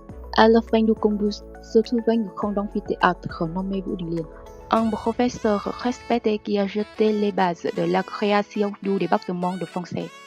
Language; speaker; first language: French; non-native, learner; Vietnamese